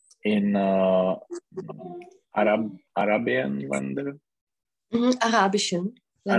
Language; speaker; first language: German; non-native, learner; Czech